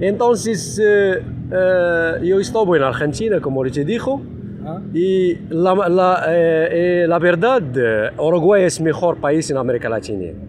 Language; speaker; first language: Spanish; non-native, learner; Arabic